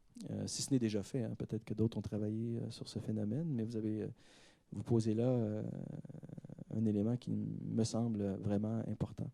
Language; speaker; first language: French; native; French